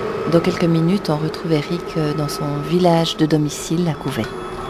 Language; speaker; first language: French; native; French